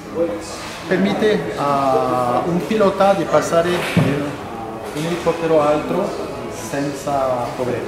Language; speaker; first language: Italian; non-native, fluent; French